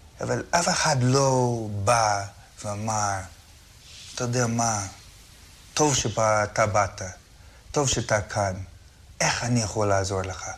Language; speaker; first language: Hebrew; non-native, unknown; English